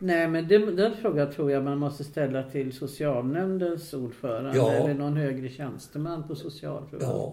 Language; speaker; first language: Swedish; native; Swedish